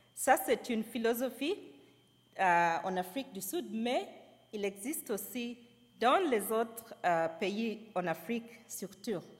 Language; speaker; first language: French; non-native, fluent; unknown